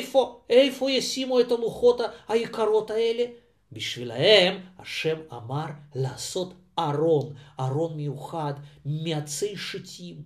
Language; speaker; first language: Hebrew; non-native, fluent; Russian